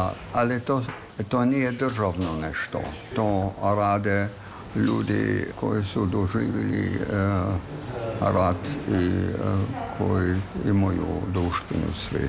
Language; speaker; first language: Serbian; non-native, fluent; German